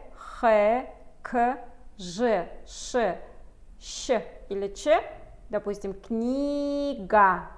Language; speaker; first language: Russian; non-native, local second language; Kazakh